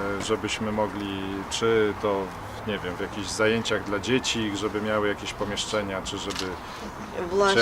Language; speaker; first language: Polish; native; Polish